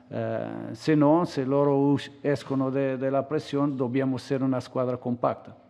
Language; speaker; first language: Italian; non-native, learner; Portuguese